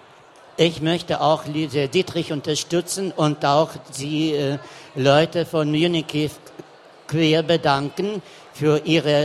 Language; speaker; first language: German; non-native, fluent; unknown